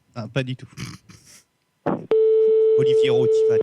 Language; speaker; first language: French; native; French